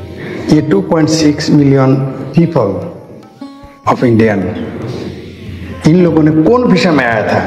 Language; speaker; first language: Hindi; non-native, fluent; Bangla